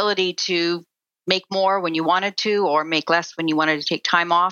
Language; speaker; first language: English; native; English